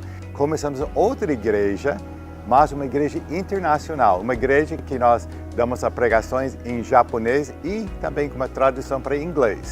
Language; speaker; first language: Portuguese; non-native, learner; English